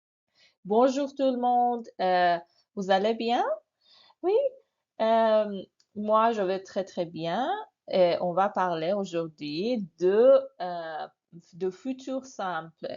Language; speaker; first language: French; non-native, fluent; Persian